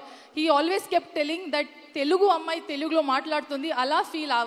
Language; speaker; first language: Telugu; non-native, learner; Kannada